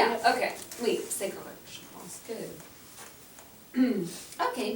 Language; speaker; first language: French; non-native, fluent; English